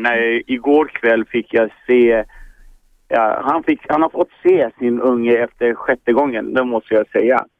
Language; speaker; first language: Swedish; early bilingual, other home language; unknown